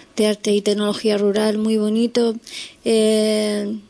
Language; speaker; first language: Spanish; native; Spanish